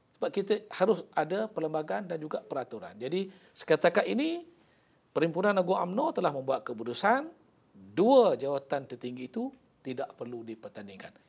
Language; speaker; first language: Malay; native; Malay